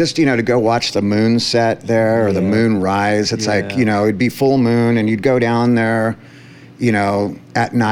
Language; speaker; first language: English; native; English